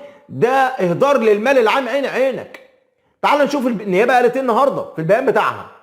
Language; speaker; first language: Arabic; native; Arabic